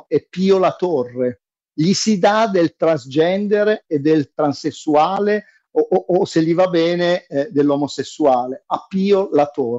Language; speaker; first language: Italian; native; Italian